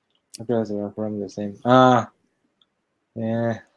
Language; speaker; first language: English; non-native, learner; Japanese